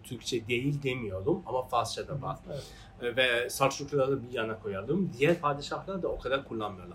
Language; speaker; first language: Turkish; non-native, fluent; Persian